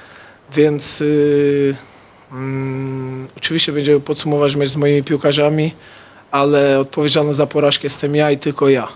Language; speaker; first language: Polish; non-native, fluent; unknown